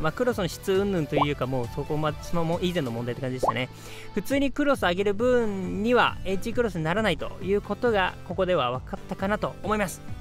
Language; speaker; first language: Japanese; native; Japanese